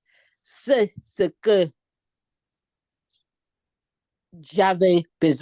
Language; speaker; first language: French; non-native, learner; Akan